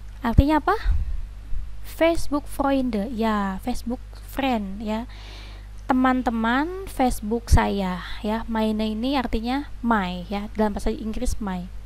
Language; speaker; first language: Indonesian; native; Indonesian